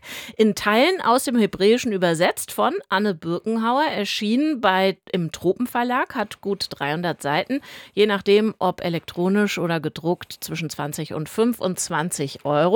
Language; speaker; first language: German; native; German